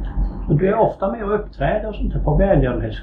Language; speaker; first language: Swedish; native; Swedish